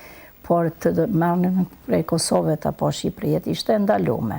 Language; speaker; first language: Albanian; native; Albanian